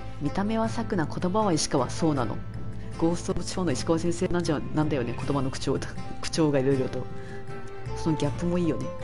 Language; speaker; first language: Japanese; native; Japanese